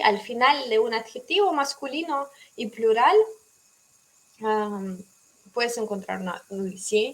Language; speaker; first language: Spanish; non-native, fluent; Russian